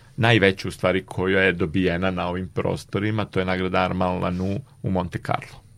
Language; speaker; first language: Serbian; native; Serbian